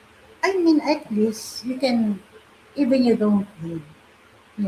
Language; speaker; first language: English; non-native, local second language; Filipino